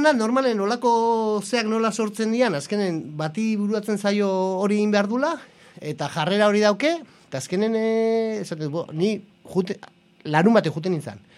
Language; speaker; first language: Basque; non-native, local second language; Spanish